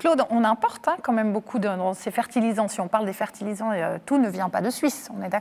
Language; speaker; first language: French; native; French